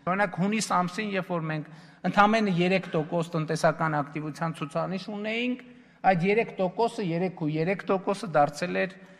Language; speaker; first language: Armenian; native; Armenian